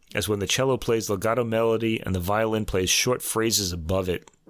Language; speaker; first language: English; native; English